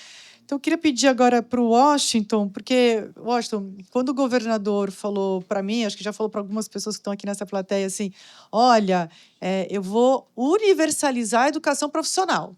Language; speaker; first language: Portuguese; native; Portuguese